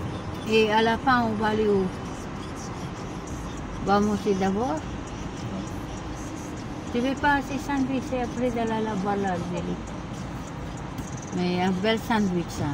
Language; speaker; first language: French; non-native, learner; Filipino